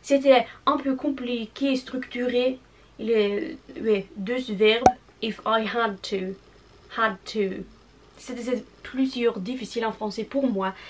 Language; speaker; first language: French; non-native, learner; English